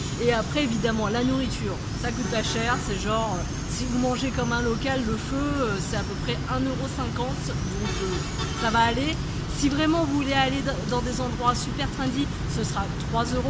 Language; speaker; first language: French; native; French